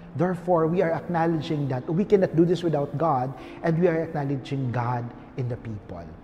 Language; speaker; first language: English; non-native, local second language; Filipino